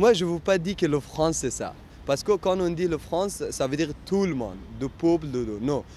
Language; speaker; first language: French; non-native, learner; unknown